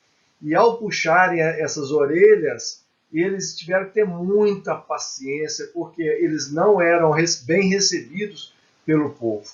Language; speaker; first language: Portuguese; native; Portuguese